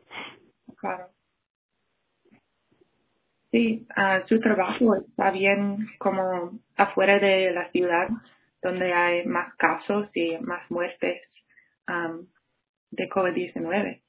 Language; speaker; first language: Spanish; non-native, fluent; English